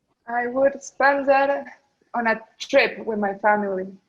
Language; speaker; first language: English; non-native, learner; Spanish